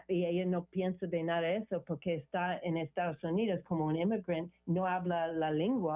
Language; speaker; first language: Spanish; non-native, learner; English